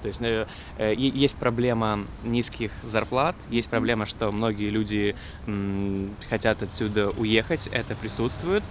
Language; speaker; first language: Russian; native; Russian